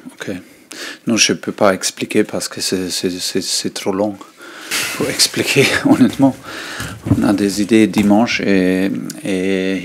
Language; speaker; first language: French; non-native, learner; German